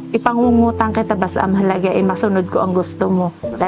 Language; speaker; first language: Filipino; native; Filipino